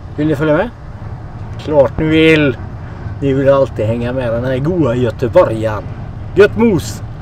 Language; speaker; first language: Swedish; native; Swedish